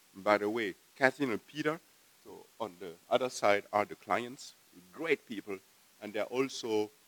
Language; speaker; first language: English; non-native, fluent; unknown